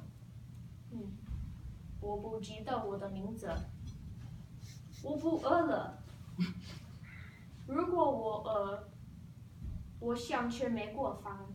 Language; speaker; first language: Chinese; non-native, learner; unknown